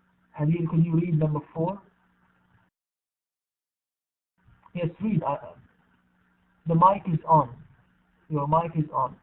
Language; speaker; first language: English; non-native, fluent; Arabic